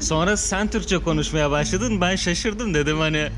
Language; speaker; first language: Turkish; native; Turkish